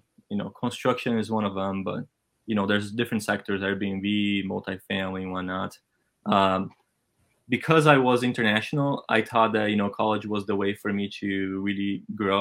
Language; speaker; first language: English; non-native, fluent; Portuguese